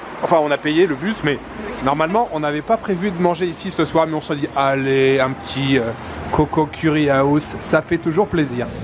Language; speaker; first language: French; native; French